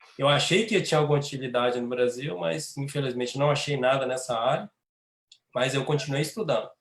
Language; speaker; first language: Portuguese; native; Portuguese